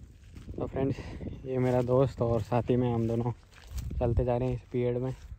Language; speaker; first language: Hindi; native; Hindi